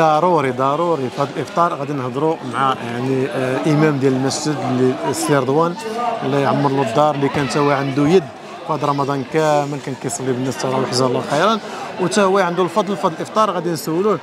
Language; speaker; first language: Arabic; native; Arabic